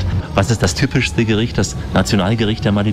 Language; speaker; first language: German; native; German